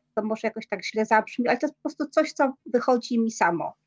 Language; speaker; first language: Polish; native; Polish